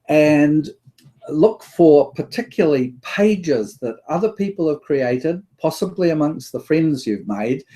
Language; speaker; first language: English; native; English